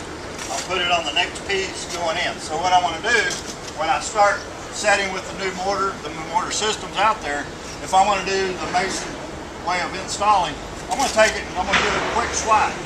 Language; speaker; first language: English; native; English